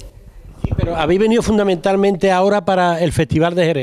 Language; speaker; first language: Spanish; native; Spanish